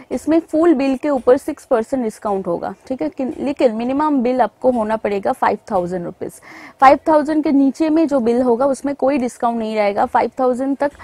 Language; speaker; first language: Hindi; non-native, local second language; Bangla